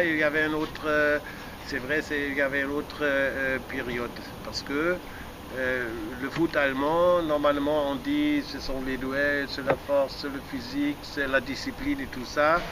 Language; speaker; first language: French; non-native, fluent; German